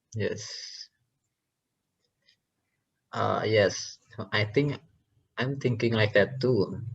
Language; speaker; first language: English; non-native, learner; Indonesian